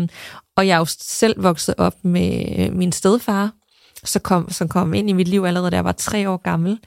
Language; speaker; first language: Danish; native; Danish